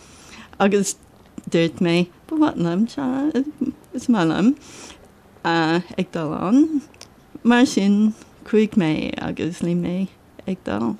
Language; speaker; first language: Irish; non-native, learner; English